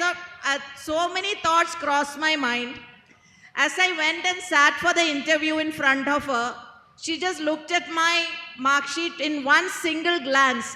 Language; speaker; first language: English; non-native, local second language; Malayalam